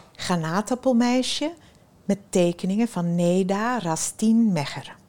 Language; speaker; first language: Dutch; early bilingual, other home language; Swedish